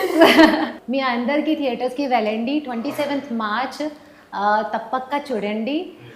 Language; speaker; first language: Telugu; non-native, local second language; Hindi